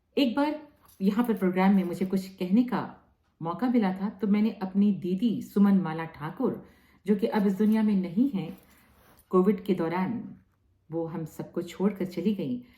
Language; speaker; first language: Hindi; native; Hindi